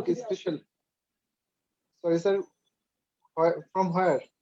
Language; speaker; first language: English; non-native, learner; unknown